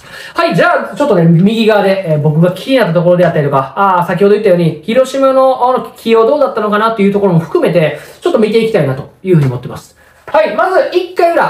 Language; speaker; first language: Japanese; native; Japanese